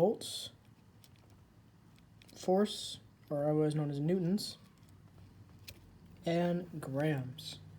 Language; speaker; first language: English; native; English